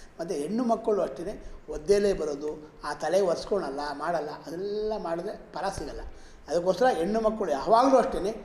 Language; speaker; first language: Kannada; native; Kannada